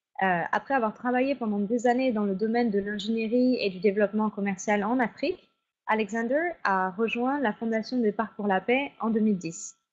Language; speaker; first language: French; native; French